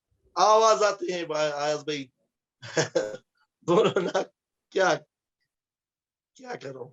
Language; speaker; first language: Hindi; non-native, fluent; Pashto